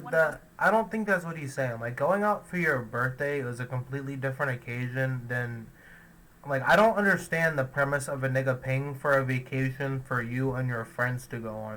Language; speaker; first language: English; native; English